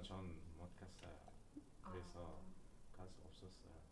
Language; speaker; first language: Korean; non-native, learner; Uzbek